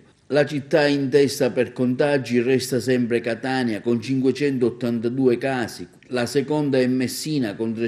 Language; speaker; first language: Italian; native; Italian